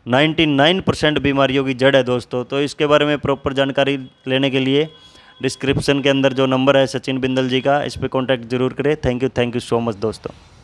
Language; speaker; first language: Hindi; native; Hindi